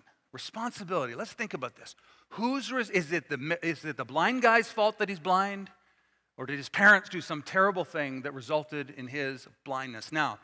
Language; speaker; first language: English; native; English